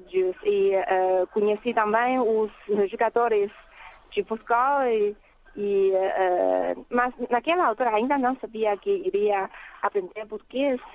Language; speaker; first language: Portuguese; non-native, fluent; Chinese